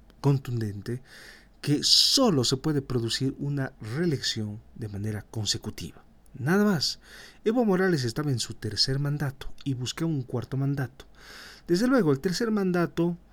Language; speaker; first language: Spanish; native; Spanish